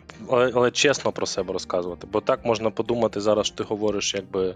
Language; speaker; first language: Ukrainian; native; Ukrainian